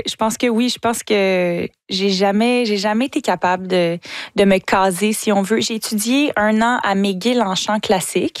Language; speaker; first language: French; native; French